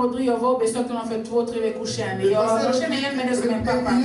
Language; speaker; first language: Swedish; non-native, fluent; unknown